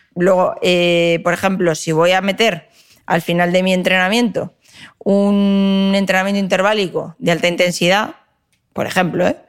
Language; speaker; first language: Spanish; native; Spanish